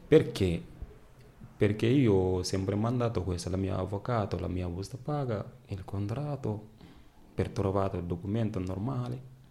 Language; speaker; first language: Italian; non-native, learner; Wolof